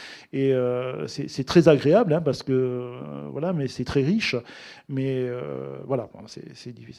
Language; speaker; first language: French; native; French